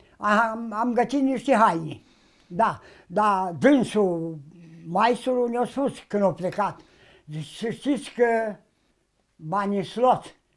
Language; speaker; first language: Romanian; native; Romanian